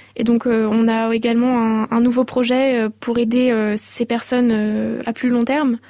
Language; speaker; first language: French; native; French